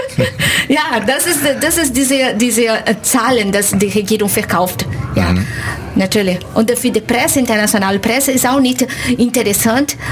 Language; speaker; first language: German; non-native, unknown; Portuguese